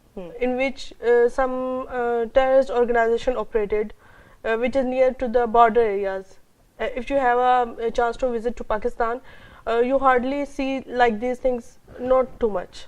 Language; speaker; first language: English; non-native, local second language; Urdu